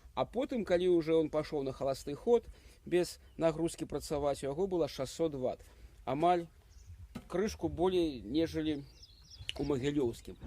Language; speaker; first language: Belarusian; native; Belarusian